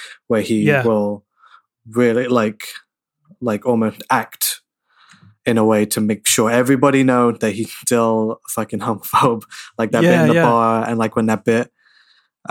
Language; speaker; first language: English; native; English